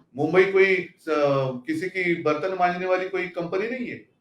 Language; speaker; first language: Hindi; non-native, local second language; Marathi